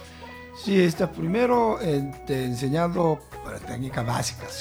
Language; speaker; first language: Spanish; non-native, learner; Korean